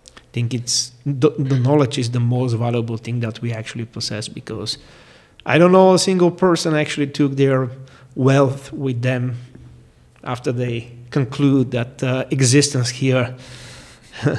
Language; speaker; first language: English; non-native, fluent; Bulgarian